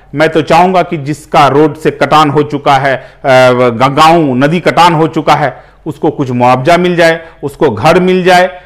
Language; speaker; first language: Hindi; native; Hindi